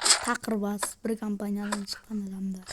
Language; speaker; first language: Kazakh; native; Kazakh